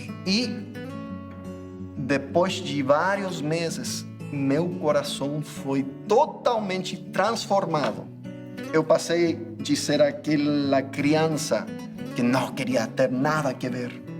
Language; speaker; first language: Portuguese; non-native, fluent; English